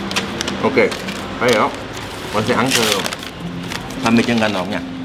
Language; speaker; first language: Vietnamese; non-native, learner; Korean